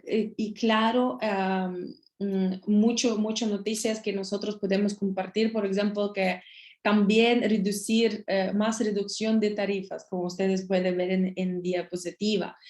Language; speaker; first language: Spanish; non-native, learner; Russian